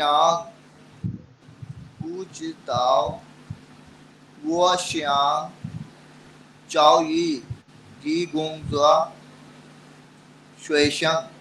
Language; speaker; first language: Chinese; non-native, learner; Urdu